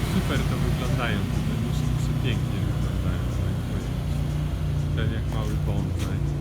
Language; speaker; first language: Polish; native; Polish